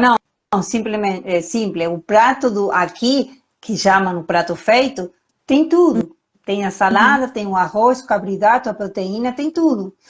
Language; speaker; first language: Portuguese; non-native, fluent; Spanish